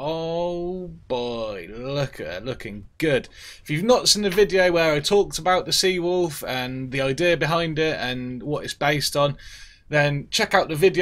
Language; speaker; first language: English; native; English